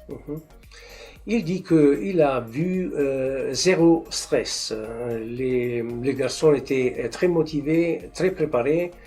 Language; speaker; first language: French; non-native, learner; Italian